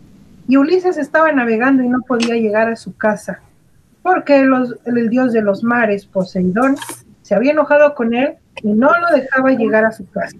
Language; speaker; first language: Spanish; native; Spanish